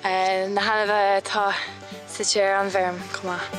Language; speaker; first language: Irish; non-native, local second language; English